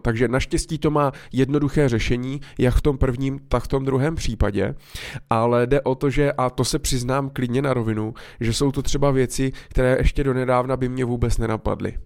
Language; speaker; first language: Czech; native; Czech